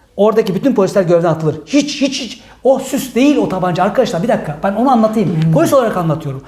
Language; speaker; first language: Turkish; early bilingual, heritage; Turkish